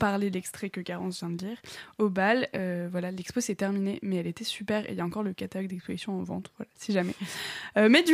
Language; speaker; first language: French; native; French